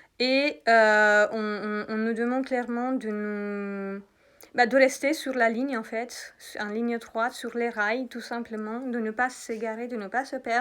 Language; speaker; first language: French; native; French